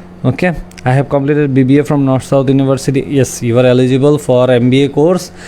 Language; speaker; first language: English; non-native, local second language; Bangla